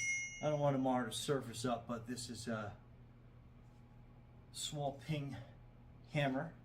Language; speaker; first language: English; native; English